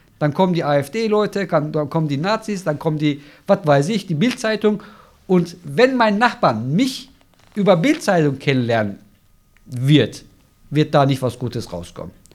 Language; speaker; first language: German; non-native, fluent; Turkish